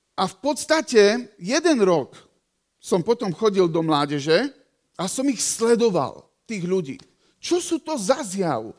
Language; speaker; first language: Slovak; native; Slovak